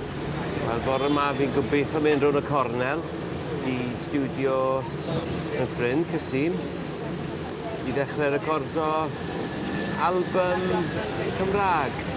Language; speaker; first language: Welsh; native; Welsh